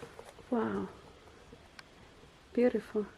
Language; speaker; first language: English; non-native, learner; Spanish